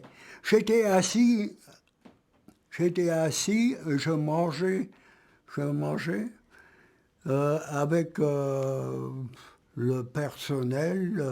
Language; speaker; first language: French; early bilingual, other home language; German